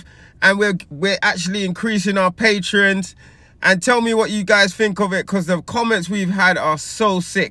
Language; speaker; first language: English; native; English